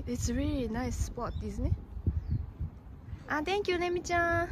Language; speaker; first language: English; non-native, learner; Japanese